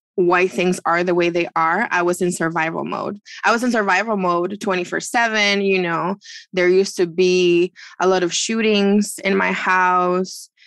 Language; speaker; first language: English; non-native, fluent; Spanish